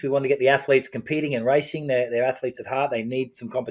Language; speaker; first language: English; native; English